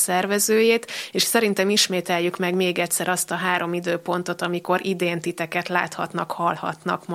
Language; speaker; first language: Hungarian; native; Hungarian